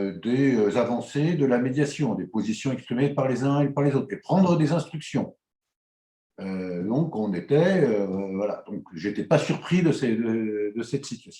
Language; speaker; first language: French; native; French